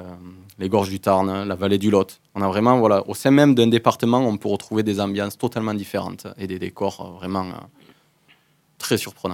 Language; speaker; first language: French; native; French